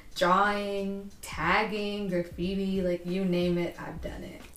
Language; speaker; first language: English; native; English